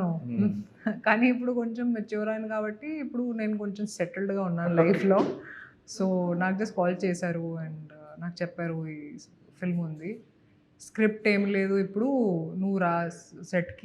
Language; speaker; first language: Telugu; non-native, local second language; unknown